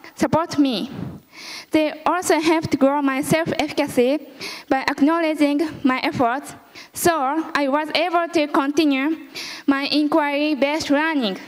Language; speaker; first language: English; early bilingual, other home language; Japanese